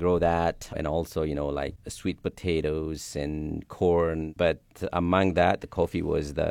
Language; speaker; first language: English; non-native, fluent; Sidamo